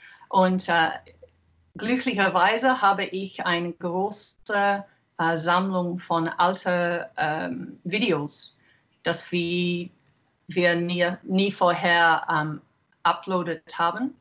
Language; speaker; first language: German; non-native, learner; English